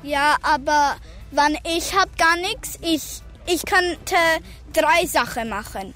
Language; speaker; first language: German; early bilingual, other home language; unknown